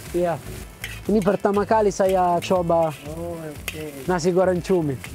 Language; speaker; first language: Indonesian; non-native, learner; Italian